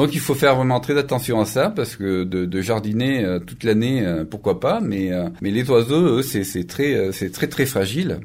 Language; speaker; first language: French; native; French